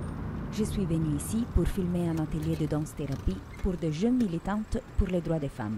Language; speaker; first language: French; non-native, fluent; Italian